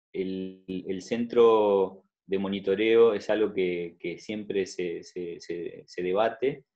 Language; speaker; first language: Spanish; native; Spanish